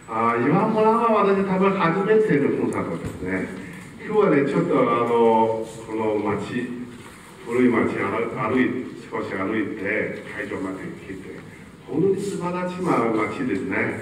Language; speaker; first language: Japanese; non-native, fluent; Mongolian